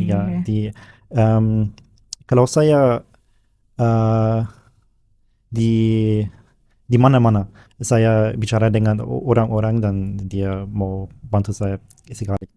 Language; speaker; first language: Indonesian; non-native, learner; German